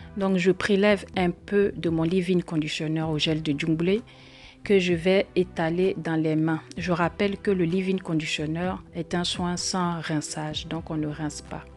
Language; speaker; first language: French; native; French